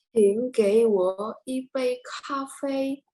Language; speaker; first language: Chinese; non-native, learner; Indonesian